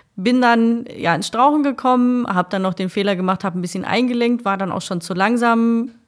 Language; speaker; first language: German; native; German